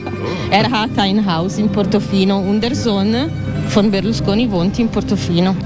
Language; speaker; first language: German; non-native, learner; Italian